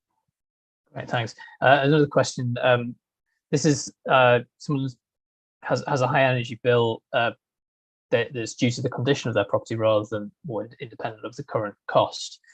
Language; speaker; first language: English; native; English